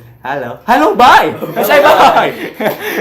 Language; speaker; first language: English; non-native, fluent; Indonesian